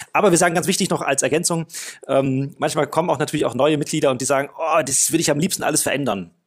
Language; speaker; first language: German; non-native, fluent; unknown